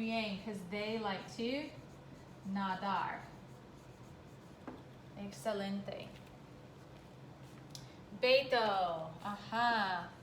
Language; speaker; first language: Spanish; non-native, fluent; English